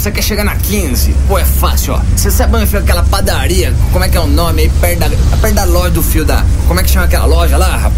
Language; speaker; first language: Portuguese; native; Portuguese